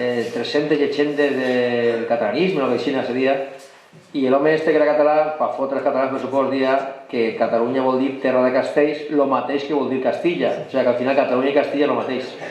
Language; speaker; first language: Catalan; native; Catalan